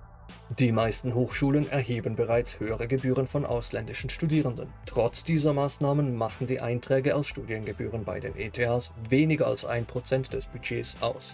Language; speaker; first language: German; native; German